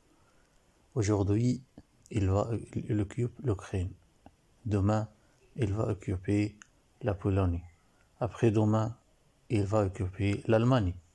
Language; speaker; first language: French; non-native, learner; Arabic